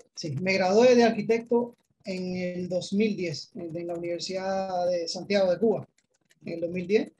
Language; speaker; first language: Spanish; native; Spanish